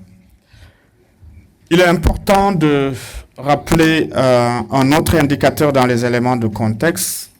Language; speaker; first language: French; non-native, local second language; Wolof